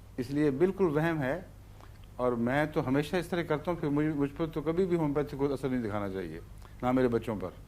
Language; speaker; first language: Urdu; native; Urdu